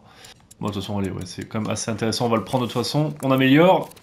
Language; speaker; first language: French; native; French